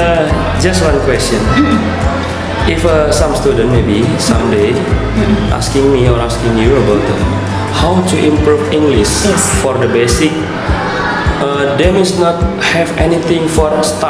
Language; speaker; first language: English; non-native, learner; Indonesian